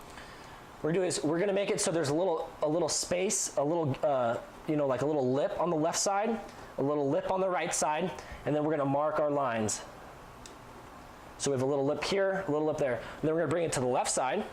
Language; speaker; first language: English; native; English